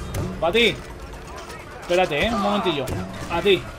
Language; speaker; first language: Spanish; native; Spanish